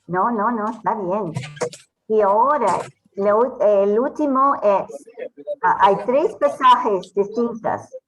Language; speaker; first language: Spanish; non-native, fluent; English